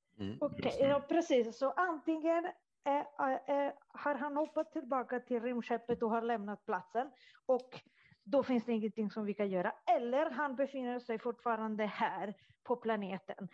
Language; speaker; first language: Swedish; non-native, fluent; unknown